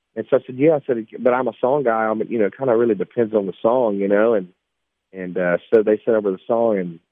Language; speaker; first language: English; native; English